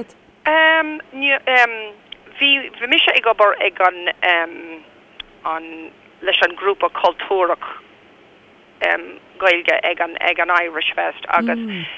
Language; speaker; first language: Irish; non-native, local second language; English